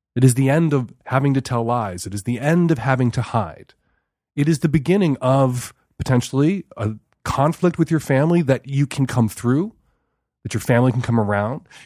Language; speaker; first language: English; native; English